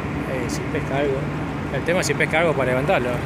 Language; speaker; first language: Spanish; native; Spanish